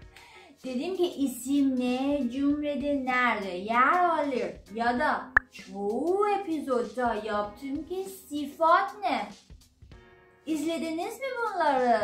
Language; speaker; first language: Turkish; non-native, fluent; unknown